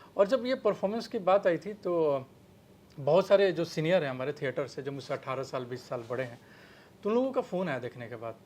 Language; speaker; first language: Hindi; native; Hindi